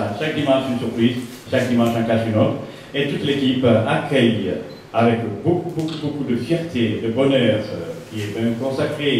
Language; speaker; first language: French; non-native, local second language; Wolof